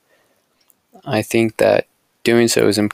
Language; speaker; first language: English; native; English